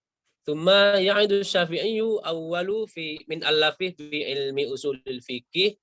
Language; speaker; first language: Arabic; non-native, learner; Indonesian